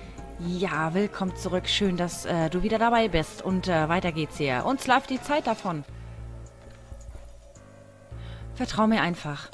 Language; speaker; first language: German; native; German